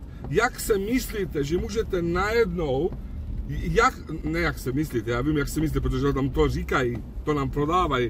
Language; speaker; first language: Czech; non-native, fluent; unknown